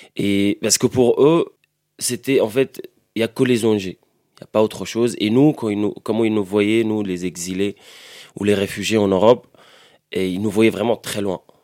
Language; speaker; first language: French; non-native, fluent; Arabic